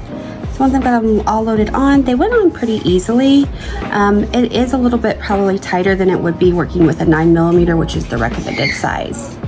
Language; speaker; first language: English; native; English